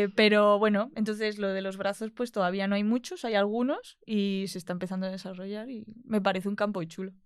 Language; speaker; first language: Spanish; native; Spanish